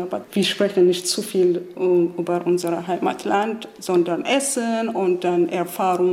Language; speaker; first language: German; non-native, learner; Arabic